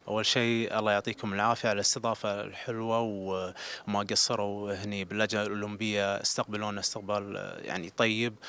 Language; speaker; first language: Arabic; native; Arabic